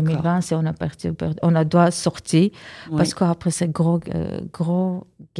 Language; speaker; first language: French; non-native, learner; Armenian